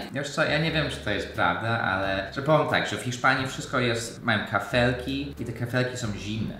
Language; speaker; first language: Polish; early bilingual, heritage; Polish